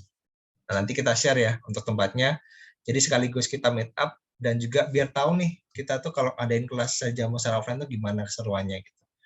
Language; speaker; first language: Indonesian; native; Indonesian